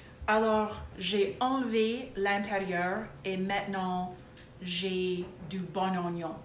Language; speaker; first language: French; non-native, local second language; English